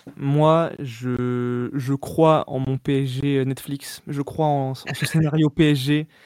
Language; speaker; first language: French; native; French